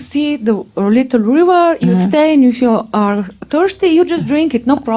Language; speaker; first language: English; non-native, learner; Slovenian